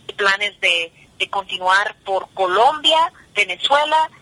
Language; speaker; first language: Spanish; early bilingual, heritage; Spanish